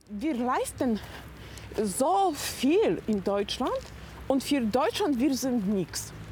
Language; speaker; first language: German; non-native, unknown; Polish